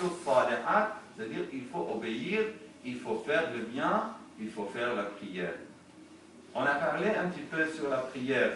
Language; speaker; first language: French; non-native, fluent; Arabic